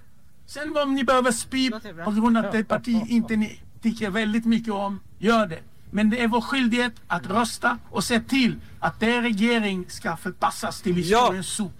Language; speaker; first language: Swedish; non-native, fluent; Hebrew